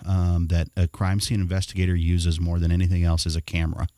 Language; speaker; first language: English; native; English